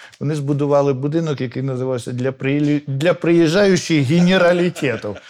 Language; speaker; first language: Ukrainian; native; Ukrainian